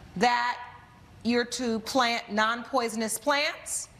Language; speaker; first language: English; native; English